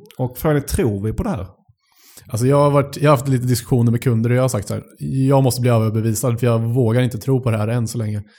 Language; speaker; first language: Swedish; native; Swedish